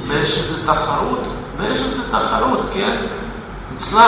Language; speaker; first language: Hebrew; non-native, fluent; Russian